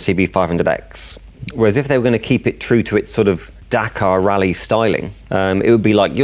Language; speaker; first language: English; native; English